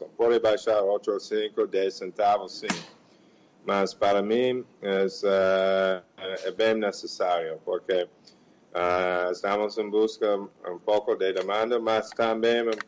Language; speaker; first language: Portuguese; non-native, fluent; English